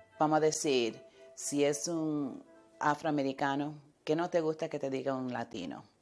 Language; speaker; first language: Spanish; early bilingual, heritage; Spanish